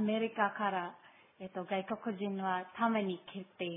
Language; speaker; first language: Japanese; non-native, learner; Filipino